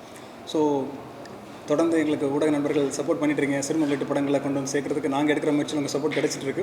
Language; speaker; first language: Tamil; native; Tamil